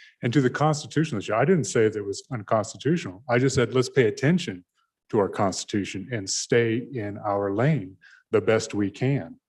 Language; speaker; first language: English; native; English